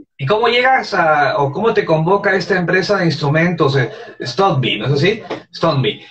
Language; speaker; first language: Spanish; native; Spanish